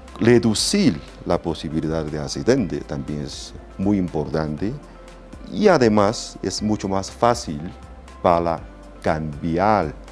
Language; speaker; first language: Spanish; non-native, learner; Chinese